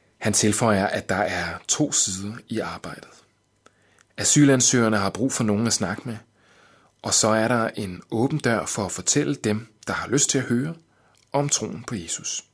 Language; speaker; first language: Danish; native; Danish